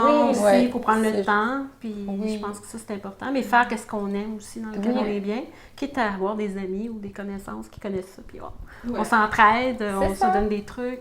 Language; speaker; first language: French; native; French